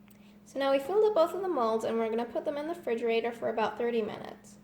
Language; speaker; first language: English; native; English